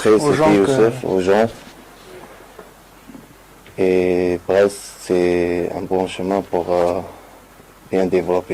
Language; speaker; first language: French; non-native, learner; Arabic